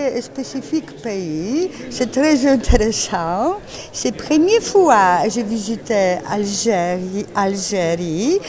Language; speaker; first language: French; non-native, learner; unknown